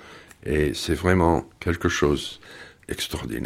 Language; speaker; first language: French; non-native, fluent; English